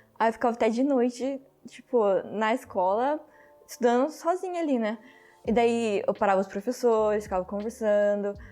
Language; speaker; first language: Portuguese; early bilingual, heritage; Portuguese